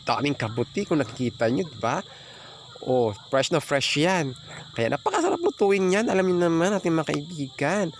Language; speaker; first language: Filipino; non-native, local second language; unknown